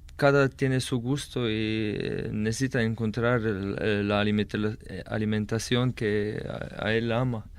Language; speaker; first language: Spanish; non-native, fluent; Slovenian